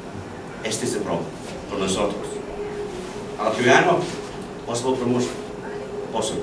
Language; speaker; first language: Spanish; non-native, learner; English